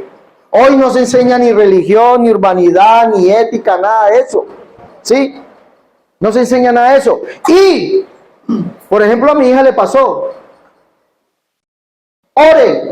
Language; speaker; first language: Spanish; native; Spanish